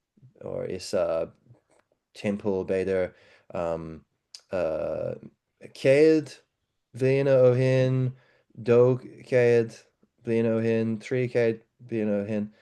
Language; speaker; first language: Irish; non-native, learner; English